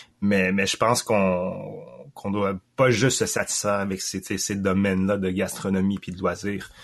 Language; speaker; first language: French; early bilingual, other home language; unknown